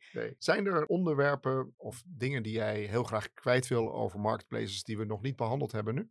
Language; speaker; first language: Dutch; native; Dutch